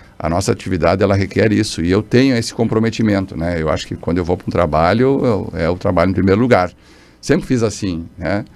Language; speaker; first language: Portuguese; native; Portuguese